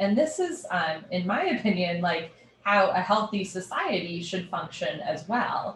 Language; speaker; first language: English; native; English